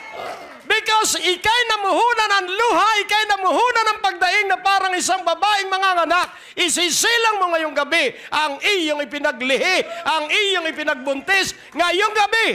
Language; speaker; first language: Filipino; native; Filipino